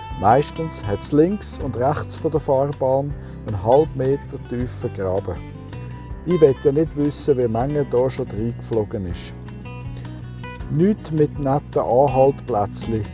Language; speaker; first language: German; native; German